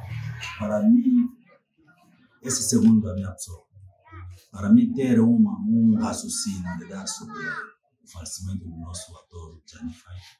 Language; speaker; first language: Portuguese; non-native, learner; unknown